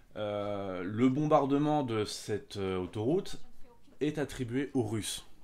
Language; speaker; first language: French; native; French